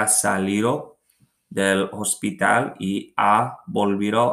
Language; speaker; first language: Spanish; non-native, learner; English